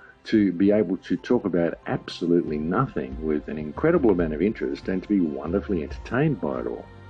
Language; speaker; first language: English; native; English